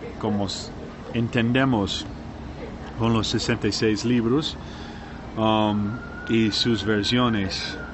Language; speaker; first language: Spanish; non-native, learner; English